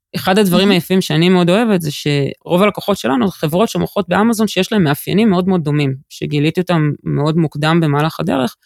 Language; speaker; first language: Hebrew; native; Hebrew